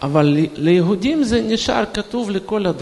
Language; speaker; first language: Hebrew; non-native, fluent; Russian